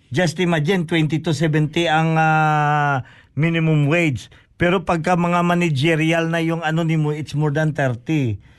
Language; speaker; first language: Filipino; non-native, local second language; Hiligaynon